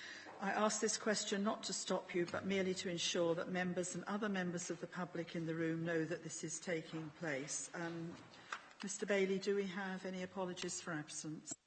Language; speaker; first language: English; native; English